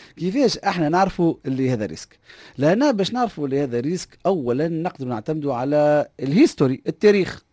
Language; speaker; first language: Arabic; native; Arabic